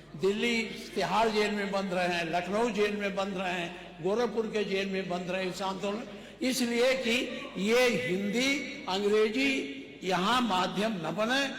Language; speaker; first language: Hindi; native; Hindi